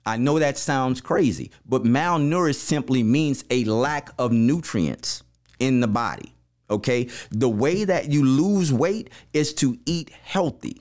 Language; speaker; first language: English; native; English